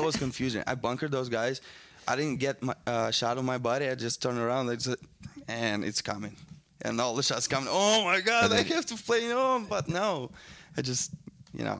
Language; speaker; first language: English; non-native, learner; Russian